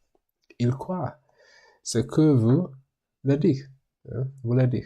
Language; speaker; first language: French; non-native, learner; English